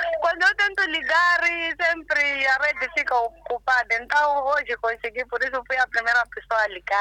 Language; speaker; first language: Portuguese; non-native, local second language; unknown